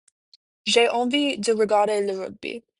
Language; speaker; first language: French; non-native, learner; English